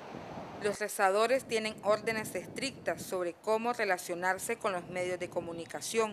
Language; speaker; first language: Spanish; native; Spanish